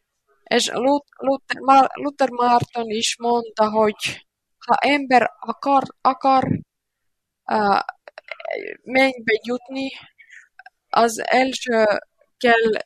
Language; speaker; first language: Hungarian; non-native, learner; Finnish